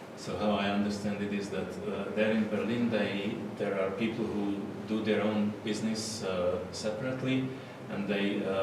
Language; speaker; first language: English; non-native, fluent; Slovak